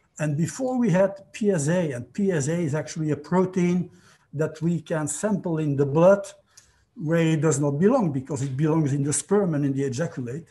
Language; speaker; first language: English; non-native, fluent; Dutch